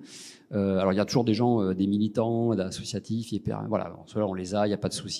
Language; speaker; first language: French; native; French